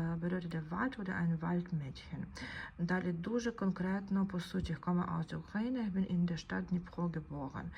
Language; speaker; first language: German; non-native, fluent; Ukrainian